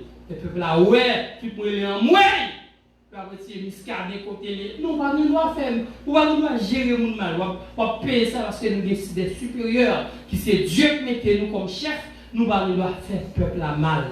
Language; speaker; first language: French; non-native, local second language; Haitian Creole